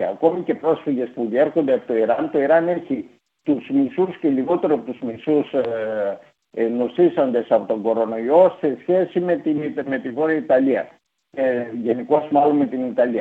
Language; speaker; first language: Greek; native; Greek